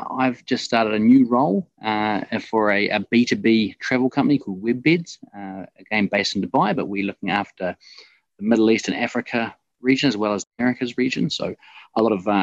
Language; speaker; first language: English; native; English